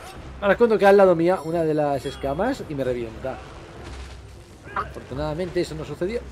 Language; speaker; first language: Spanish; native; Spanish